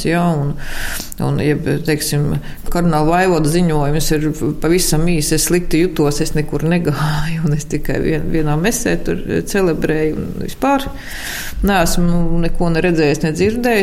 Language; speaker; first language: Latvian; native; Latvian